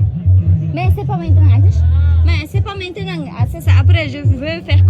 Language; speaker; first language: French; non-native, learner; Kazakh